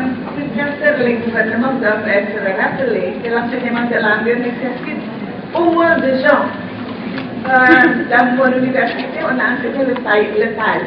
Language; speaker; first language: French; non-native, fluent; Indonesian